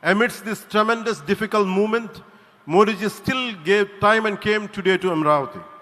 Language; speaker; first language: English; non-native, local second language; Telugu